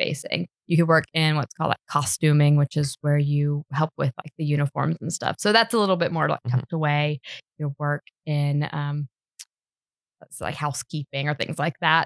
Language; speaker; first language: English; native; English